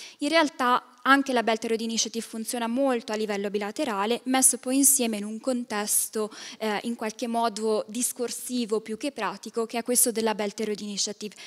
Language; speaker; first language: Italian; native; Italian